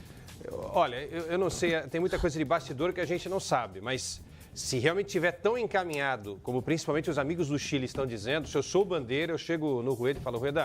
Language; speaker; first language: Portuguese; native; Portuguese